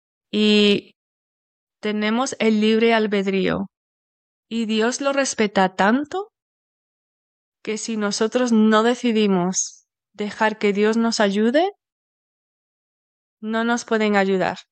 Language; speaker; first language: Spanish; native; Spanish